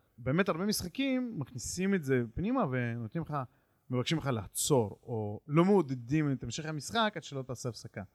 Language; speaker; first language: Hebrew; native; Hebrew